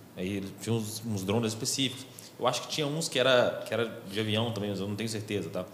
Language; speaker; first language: Portuguese; native; Portuguese